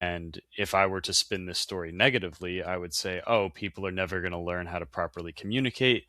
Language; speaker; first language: English; native; English